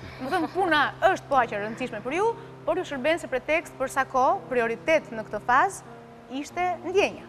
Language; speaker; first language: Albanian; native; Albanian